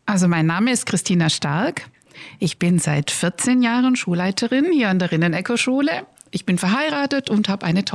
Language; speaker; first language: German; native; German